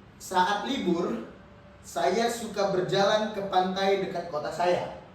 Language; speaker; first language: Indonesian; native; Indonesian